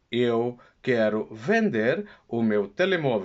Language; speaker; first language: Portuguese; non-native, learner; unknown